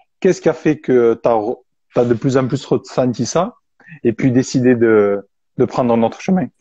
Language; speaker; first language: French; native; French